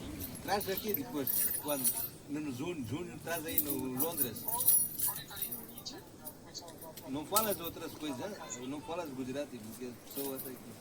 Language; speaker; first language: Portuguese; non-native, learner; Gujarati